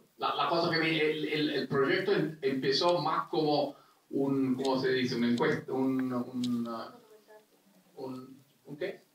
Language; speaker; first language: Spanish; non-native, fluent; Italian